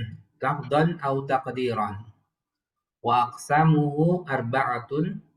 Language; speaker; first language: Arabic; non-native, learner; Indonesian